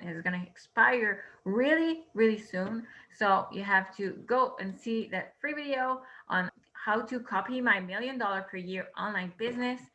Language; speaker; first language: English; non-native, fluent; French